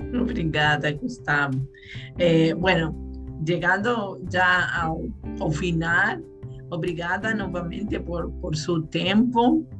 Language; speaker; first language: Portuguese; non-native, learner; Spanish